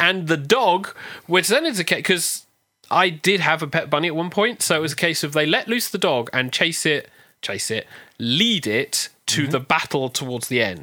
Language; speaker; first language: English; native; English